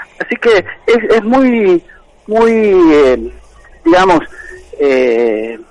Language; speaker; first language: Spanish; native; Spanish